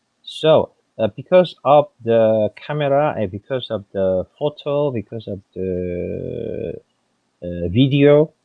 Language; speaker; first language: English; non-native, fluent; French